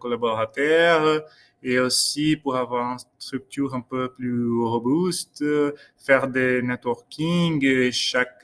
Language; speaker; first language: French; non-native, fluent; Portuguese